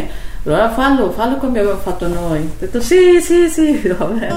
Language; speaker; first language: Italian; non-native, learner; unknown